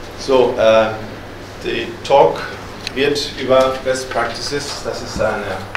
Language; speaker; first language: German; non-native, fluent; Spanish